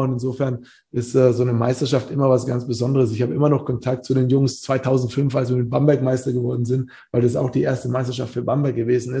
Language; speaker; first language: German; native; German